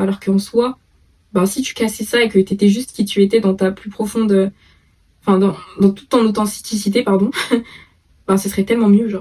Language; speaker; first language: French; native; French